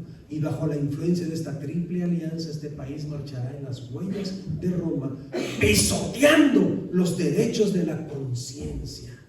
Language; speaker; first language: Spanish; native; Spanish